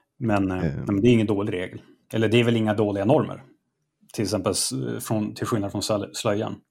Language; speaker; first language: Swedish; native; Swedish